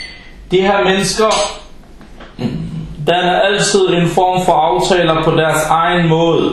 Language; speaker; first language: Danish; non-native, fluent; Arabic